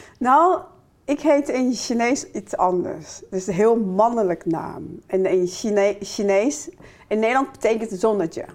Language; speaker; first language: Dutch; non-native, fluent; Chinese